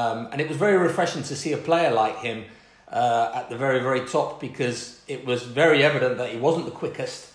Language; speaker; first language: English; native; English